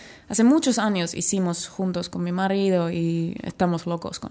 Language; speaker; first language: Spanish; non-native, learner; Finnish